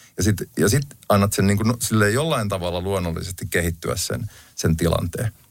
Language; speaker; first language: Finnish; native; Finnish